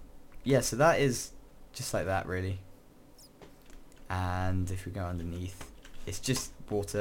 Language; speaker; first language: English; native; English